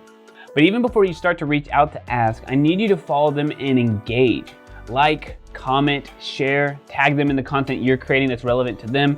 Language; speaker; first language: English; native; English